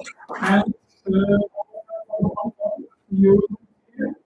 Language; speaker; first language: English; non-native, learner; Russian